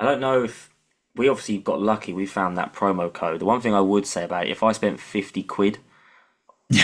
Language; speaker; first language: English; native; English